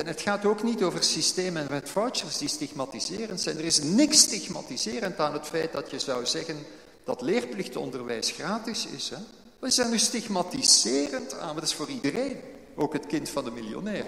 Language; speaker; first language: Dutch; native; Dutch